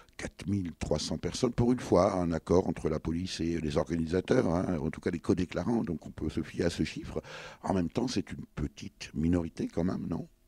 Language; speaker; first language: French; native; French